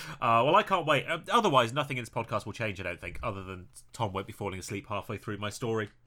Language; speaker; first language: English; native; English